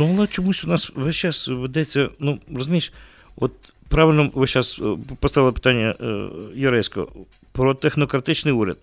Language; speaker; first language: Ukrainian; native; Ukrainian